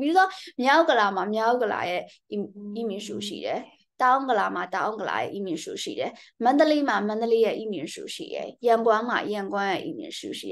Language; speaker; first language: Chinese; non-native, fluent; Burmese